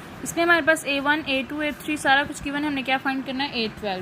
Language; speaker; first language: Hindi; non-native, local second language; Punjabi